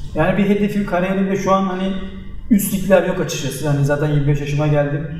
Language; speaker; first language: Turkish; early bilingual, heritage; Turkish